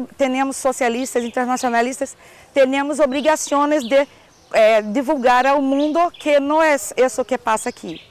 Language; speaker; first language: Portuguese; non-native, learner; Spanish